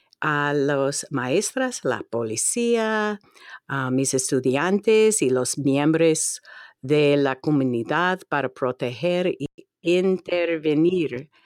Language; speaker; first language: Spanish; non-native, fluent; English